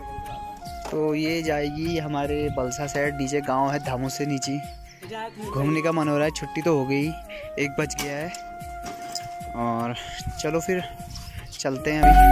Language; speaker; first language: Hindi; non-native, local second language; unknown